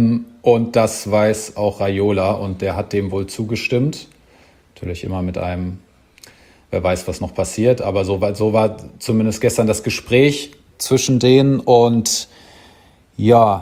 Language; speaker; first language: German; native; German